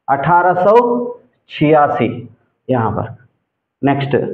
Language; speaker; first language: Hindi; non-native, local second language; Telugu